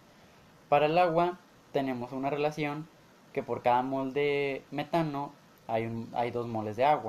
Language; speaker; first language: Spanish; native; Spanish